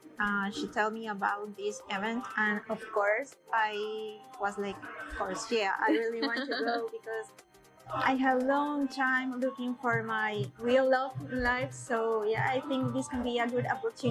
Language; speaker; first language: English; non-native, learner; Spanish